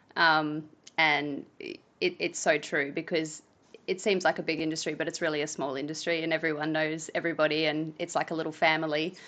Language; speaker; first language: English; native; English